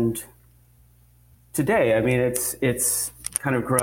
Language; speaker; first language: English; native; English